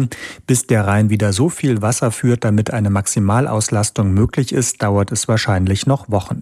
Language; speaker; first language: German; native; German